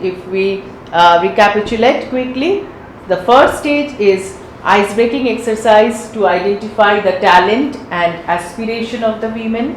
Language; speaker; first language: English; non-native, local second language; Bangla